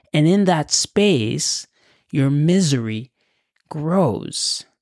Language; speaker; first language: English; early bilingual, other home language; Spanish